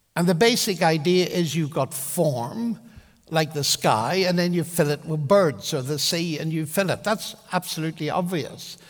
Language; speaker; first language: English; native; English